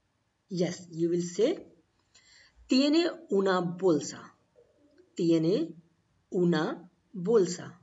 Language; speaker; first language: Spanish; non-native, learner; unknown